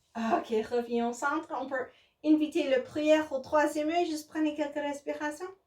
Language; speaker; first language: French; non-native, learner; English